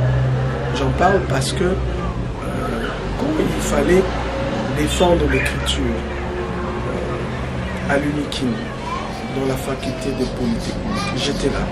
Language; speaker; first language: French; non-native, local second language; Kongo